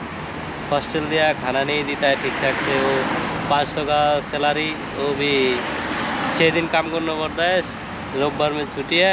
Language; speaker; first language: Hindi; non-native, learner; Bangla